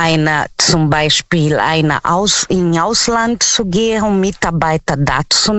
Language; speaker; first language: German; non-native, fluent; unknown